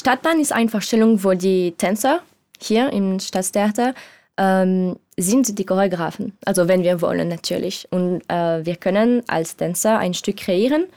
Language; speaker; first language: German; non-native, learner; French